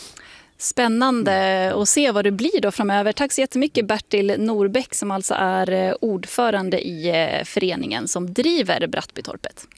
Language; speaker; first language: Swedish; native; Swedish